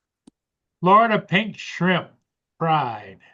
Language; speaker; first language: English; native; English